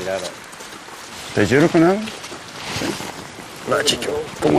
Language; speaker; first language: Spanish; non-native, learner; English